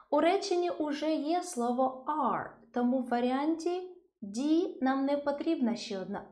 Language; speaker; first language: English; non-native, fluent; Ukrainian